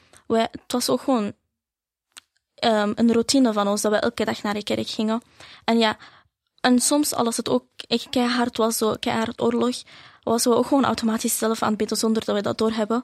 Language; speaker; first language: Dutch; early bilingual, other home language; Arabic